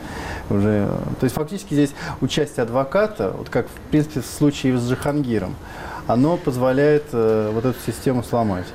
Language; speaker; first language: Russian; native; Russian